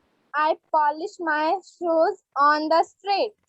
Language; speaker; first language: English; non-native, learner; Hindi